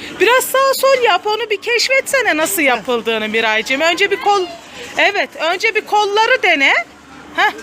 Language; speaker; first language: Turkish; native; Turkish